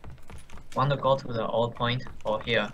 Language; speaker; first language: English; non-native, learner; Chinese